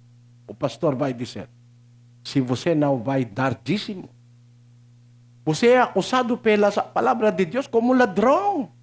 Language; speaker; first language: Portuguese; non-native, learner; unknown